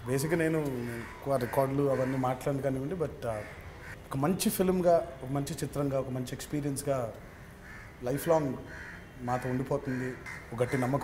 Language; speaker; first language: Telugu; native; Telugu